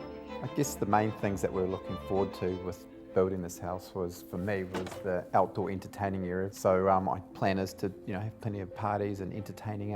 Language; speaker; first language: English; native; English